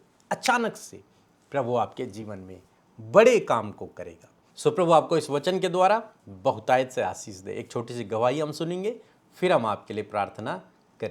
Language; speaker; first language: Hindi; native; Hindi